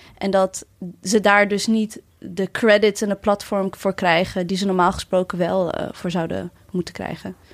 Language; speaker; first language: Dutch; early bilingual, other home language; Arabic